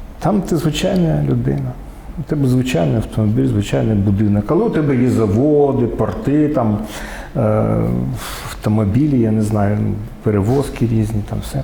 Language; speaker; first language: Ukrainian; native; Ukrainian